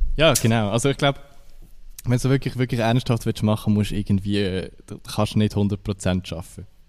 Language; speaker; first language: German; native; German